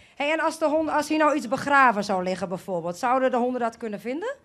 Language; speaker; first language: Dutch; non-native, fluent; Thai